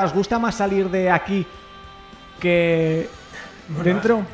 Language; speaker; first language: Spanish; native; Spanish